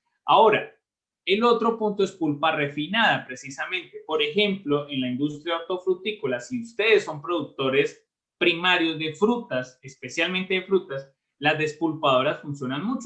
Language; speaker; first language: Spanish; native; Spanish